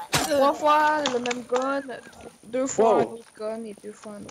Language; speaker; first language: French; native; French